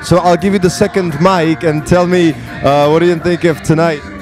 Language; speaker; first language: English; non-native, fluent; Czech